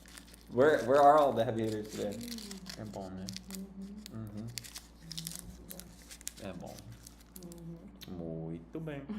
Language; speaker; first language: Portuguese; non-native, learner; English